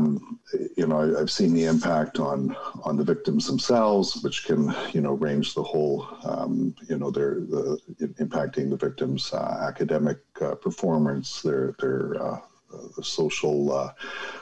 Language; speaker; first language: English; native; English